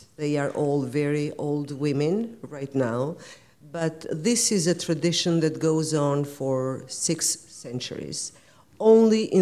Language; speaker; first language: English; non-native, fluent; Albanian